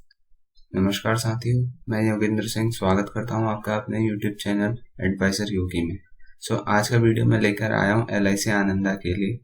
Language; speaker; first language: Hindi; native; Hindi